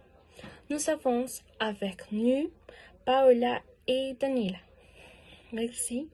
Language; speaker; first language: French; non-native, learner; Spanish